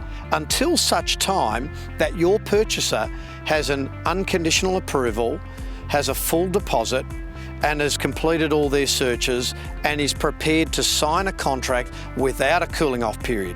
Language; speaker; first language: English; native; English